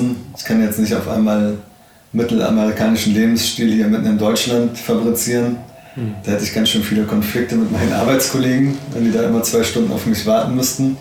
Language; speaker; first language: German; early bilingual, other home language; Arabic